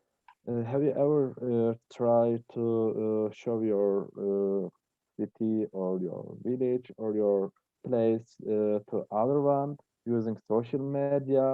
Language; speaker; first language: English; non-native, learner; Turkish